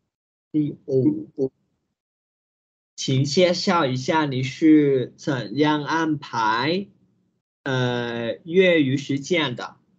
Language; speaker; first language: Chinese; non-native, learner; Vietnamese